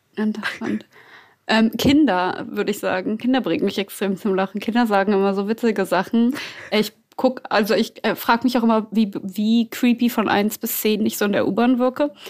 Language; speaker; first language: German; native; German